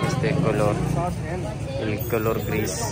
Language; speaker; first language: Spanish; non-native, learner; Urdu